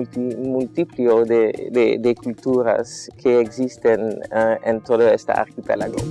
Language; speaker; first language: Spanish; non-native, fluent; Dutch